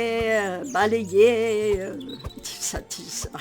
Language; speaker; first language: French; native; French